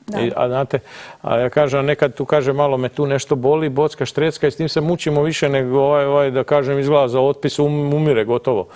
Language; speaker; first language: Croatian; native; Croatian